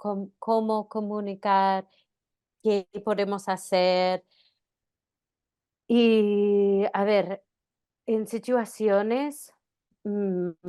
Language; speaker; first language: Spanish; non-native, fluent; English